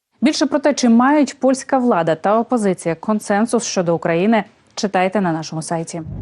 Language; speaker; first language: Ukrainian; native; Ukrainian